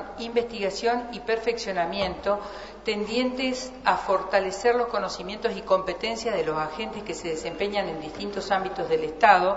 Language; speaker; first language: Spanish; native; Spanish